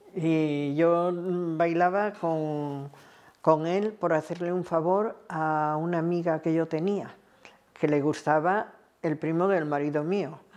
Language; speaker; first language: Spanish; native; Spanish